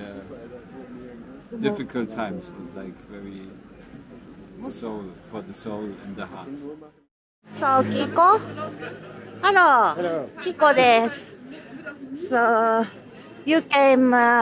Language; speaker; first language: English; non-native, fluent; German